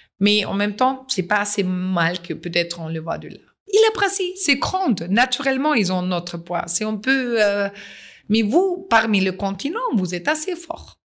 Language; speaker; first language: French; non-native, fluent; German